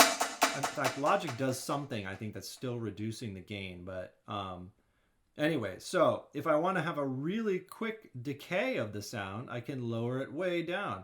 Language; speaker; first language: English; native; English